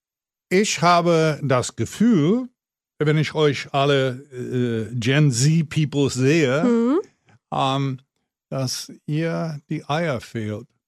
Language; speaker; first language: German; non-native, fluent; English